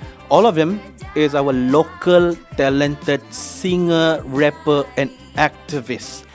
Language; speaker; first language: English; non-native, local second language; Malay